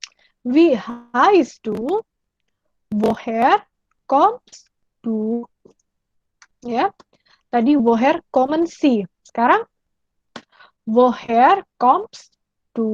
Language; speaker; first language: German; non-native, learner; Indonesian